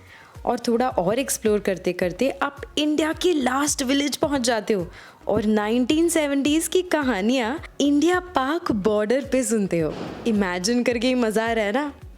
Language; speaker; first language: Hindi; native; Hindi